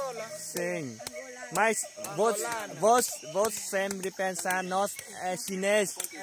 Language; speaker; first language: Portuguese; non-native, learner; Vietnamese